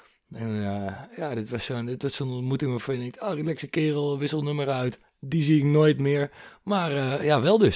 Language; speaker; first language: Dutch; native; Dutch